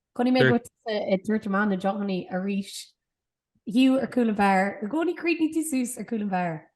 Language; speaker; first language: Irish; non-native, local second language; English